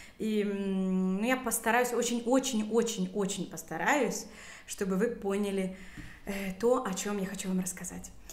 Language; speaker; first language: Russian; native; Russian